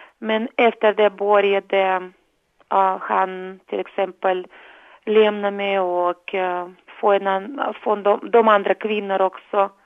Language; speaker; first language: Swedish; non-native, fluent; Russian